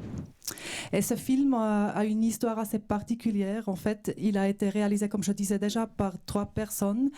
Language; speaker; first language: French; non-native, local second language; German